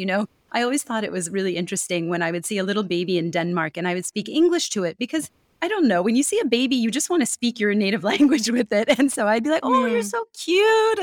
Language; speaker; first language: English; native; English